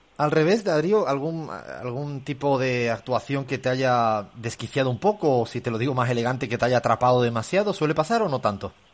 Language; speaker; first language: Spanish; native; Spanish